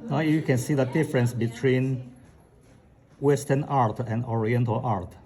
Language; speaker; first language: English; non-native, fluent; Chinese